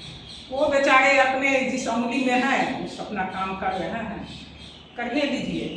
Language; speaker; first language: Hindi; native; Hindi